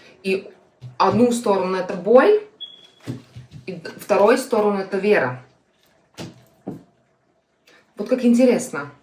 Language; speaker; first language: Russian; non-native, fluent; Estonian